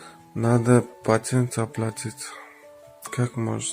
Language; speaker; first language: Russian; non-native, learner; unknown